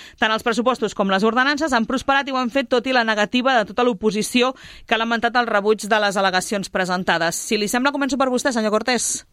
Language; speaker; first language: Catalan; native; Catalan